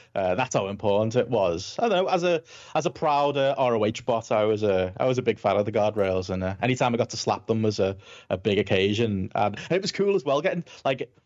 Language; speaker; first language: English; native; English